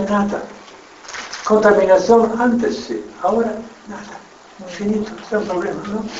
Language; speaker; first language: Spanish; non-native, learner; Italian